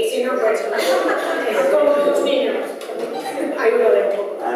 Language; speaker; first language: Spanish; non-native, fluent; Dutch